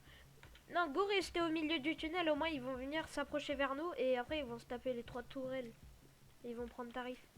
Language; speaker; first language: French; native; French